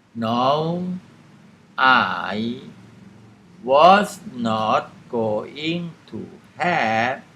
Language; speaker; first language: English; non-native, fluent; Thai